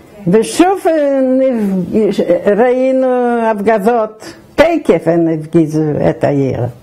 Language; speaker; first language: Hebrew; non-native, fluent; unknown